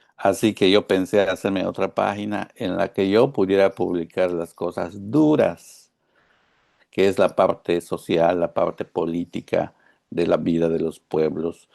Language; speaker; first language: Spanish; non-native, local second language; Yucateco